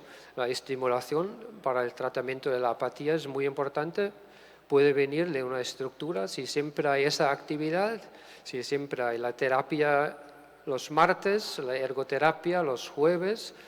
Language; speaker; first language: Spanish; non-native, fluent; German